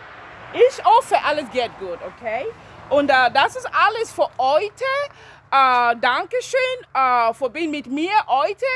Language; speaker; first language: German; non-native, learner; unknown